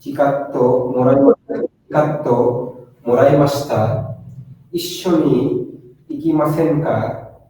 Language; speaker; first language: Japanese; non-native, learner; Bangla